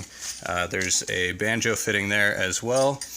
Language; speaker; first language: English; native; English